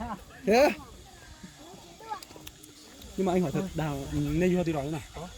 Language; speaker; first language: Vietnamese; non-native, local second language; Hmong